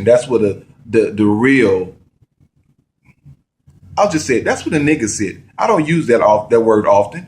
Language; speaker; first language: English; native; English